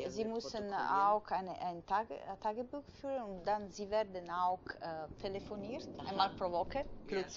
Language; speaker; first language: German; non-native, fluent; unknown